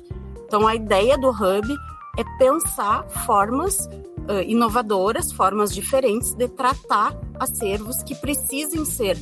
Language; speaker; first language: Portuguese; native; Portuguese